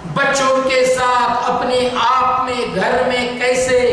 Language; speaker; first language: Hindi; non-native, local second language; Marathi